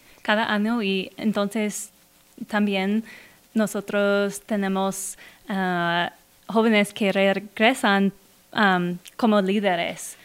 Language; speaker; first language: Spanish; non-native, learner; English